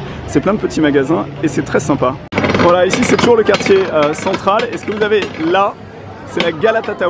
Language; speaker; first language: French; native; French